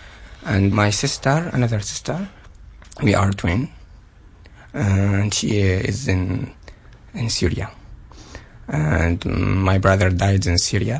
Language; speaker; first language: English; non-native, learner; Arabic